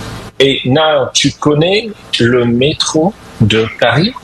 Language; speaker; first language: French; non-native, fluent; English